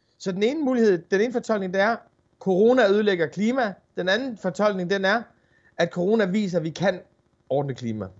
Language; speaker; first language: Danish; native; Danish